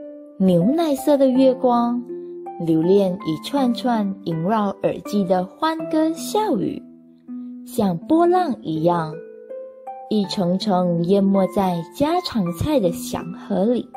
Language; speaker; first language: Chinese; native; Chinese